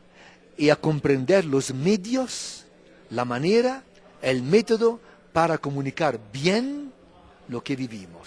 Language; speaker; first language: Spanish; non-native, fluent; Italian